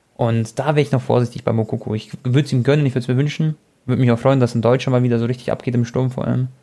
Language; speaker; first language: German; early bilingual, other home language; Croatian